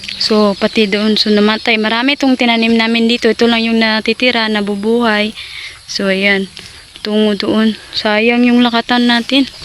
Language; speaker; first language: Filipino; non-native, local second language; Cebuano